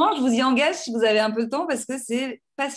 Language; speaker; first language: French; native; French